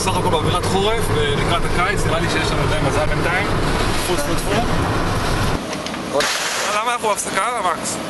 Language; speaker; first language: Hebrew; native; Hebrew